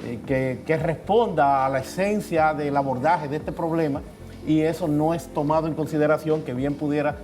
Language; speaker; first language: Spanish; native; Spanish